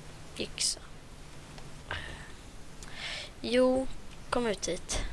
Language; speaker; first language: Swedish; native; Swedish